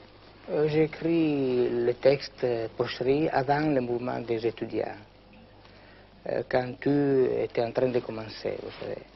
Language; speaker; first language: French; non-native, local second language; Italian